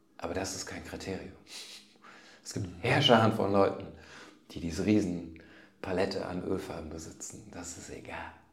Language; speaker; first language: German; native; German